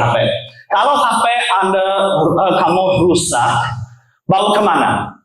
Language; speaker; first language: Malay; non-native, learner; English